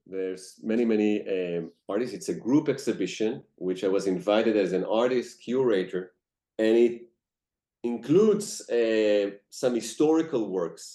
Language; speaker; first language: English; non-native, fluent; Hebrew